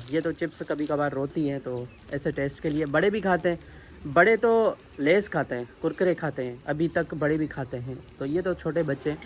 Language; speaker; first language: Urdu; non-native, local second language; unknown